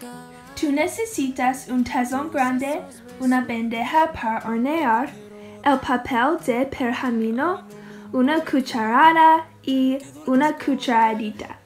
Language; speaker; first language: Spanish; non-native, learner; English